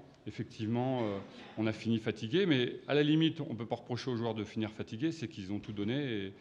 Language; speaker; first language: French; native; French